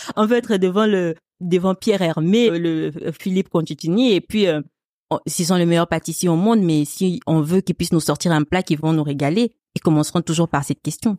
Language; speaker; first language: French; non-native, local second language; Lingala